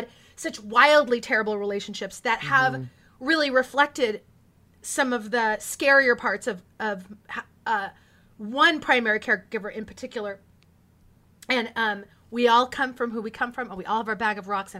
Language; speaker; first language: English; native; English